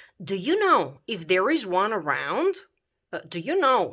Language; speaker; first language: English; non-native, fluent; Romanian